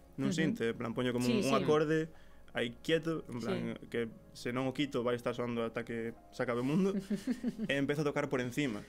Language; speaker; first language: Galician; native; Galician